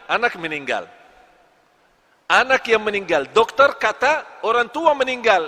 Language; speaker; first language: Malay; non-native, fluent; Arabic